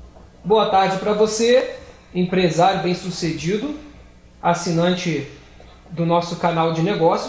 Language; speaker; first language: Portuguese; native; Portuguese